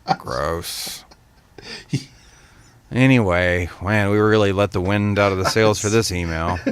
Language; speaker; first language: English; native; English